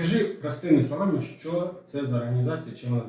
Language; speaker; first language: Ukrainian; native; Ukrainian